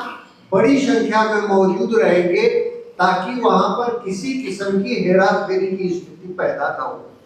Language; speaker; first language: Hindi; native; Hindi